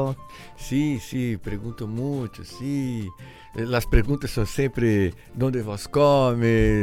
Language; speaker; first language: Spanish; non-native, learner; Portuguese